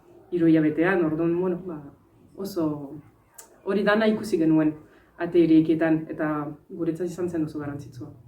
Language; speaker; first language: Basque; non-native, fluent; French